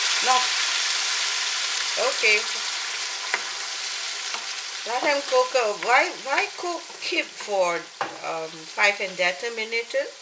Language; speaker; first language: Dutch; non-native, learner; Malay